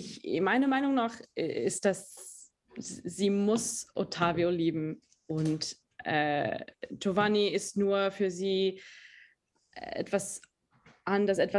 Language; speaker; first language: German; non-native, learner; English